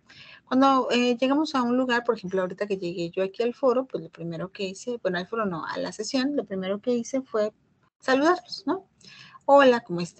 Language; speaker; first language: Spanish; native; Spanish